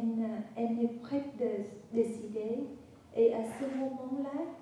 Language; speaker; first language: French; non-native, fluent; Vietnamese